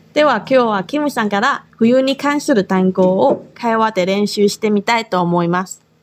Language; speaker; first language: Japanese; non-native, fluent; Chinese